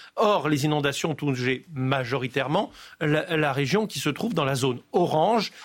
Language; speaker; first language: French; native; French